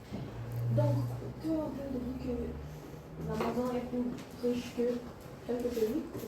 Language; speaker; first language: French; non-native, learner; English